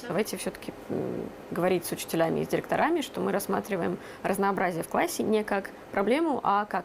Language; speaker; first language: Russian; native; Russian